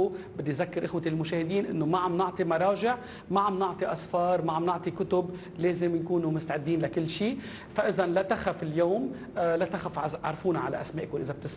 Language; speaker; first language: Arabic; native; Arabic